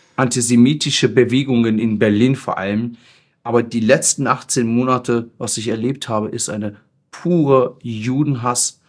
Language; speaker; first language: German; non-native, fluent; Persian